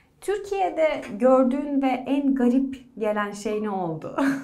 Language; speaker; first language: Turkish; native; Turkish